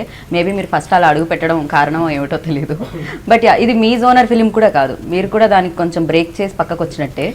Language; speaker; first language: Telugu; native; Telugu